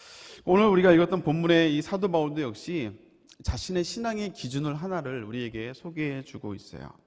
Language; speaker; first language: Korean; native; Korean